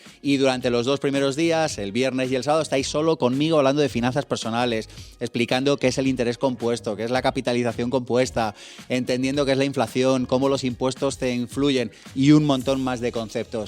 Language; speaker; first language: Spanish; native; Spanish